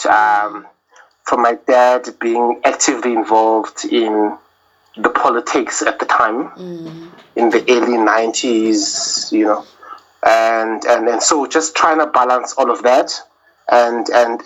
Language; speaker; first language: English; non-native, local second language; Zulu